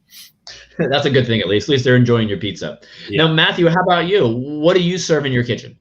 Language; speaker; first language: English; native; English